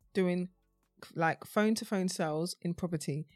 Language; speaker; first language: English; native; English